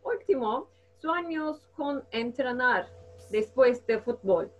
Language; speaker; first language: Spanish; non-native, learner; Turkish